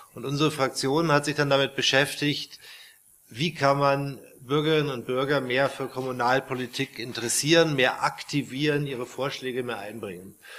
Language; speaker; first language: German; native; German